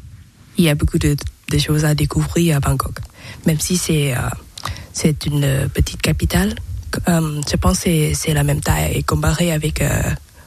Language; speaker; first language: French; non-native, learner; Thai